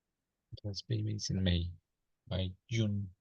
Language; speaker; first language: English; non-native, learner; Spanish